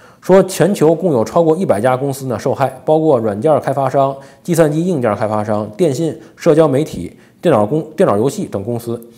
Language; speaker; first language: Chinese; native; Chinese